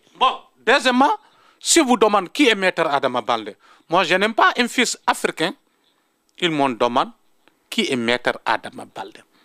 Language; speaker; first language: French; non-native, local second language; Fula